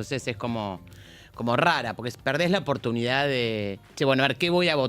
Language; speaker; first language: Spanish; native; Spanish